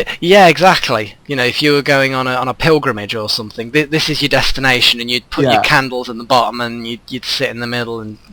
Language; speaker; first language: English; native; English